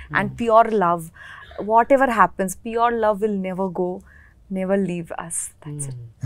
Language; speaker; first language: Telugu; non-native, learner; Bangla